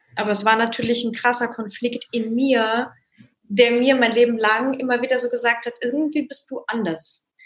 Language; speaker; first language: German; early bilingual, other home language; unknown